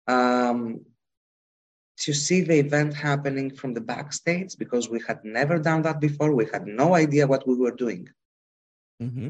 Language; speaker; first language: English; non-native, fluent; Greek